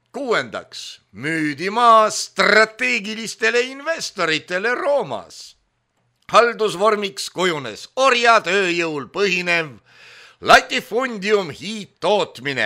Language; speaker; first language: Estonian; native; Estonian